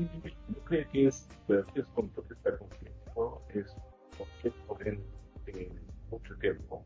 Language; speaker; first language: Spanish; non-native, fluent; Arabic